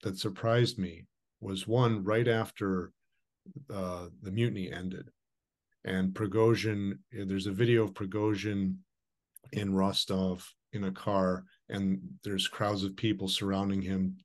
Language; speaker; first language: English; early bilingual, other home language; Ukrainian